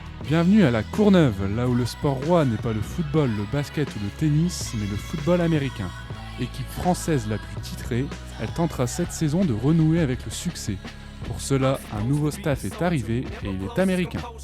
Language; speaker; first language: French; native; French